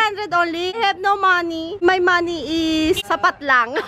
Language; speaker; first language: English; non-native, learner; Filipino